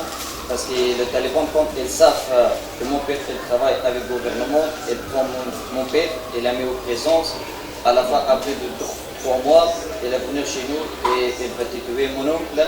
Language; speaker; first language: French; non-native, learner; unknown